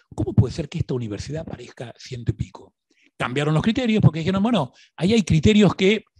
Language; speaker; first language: Spanish; native; Spanish